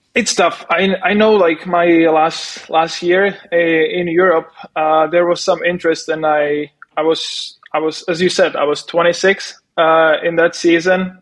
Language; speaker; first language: English; non-native, fluent; Czech